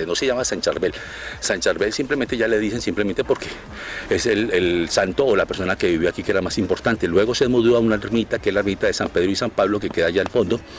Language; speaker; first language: Spanish; native; Spanish